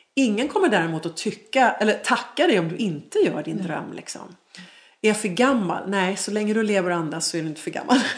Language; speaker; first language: Swedish; native; Swedish